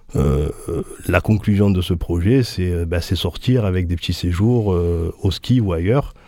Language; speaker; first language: French; native; French